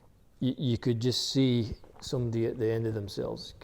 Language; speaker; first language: English; native; English